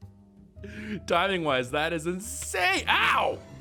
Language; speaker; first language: English; native; English